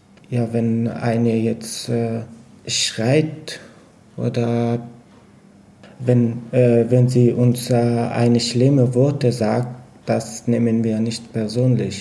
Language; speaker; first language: German; non-native, learner; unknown